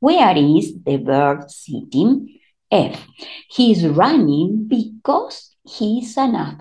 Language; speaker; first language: English; non-native, fluent; Spanish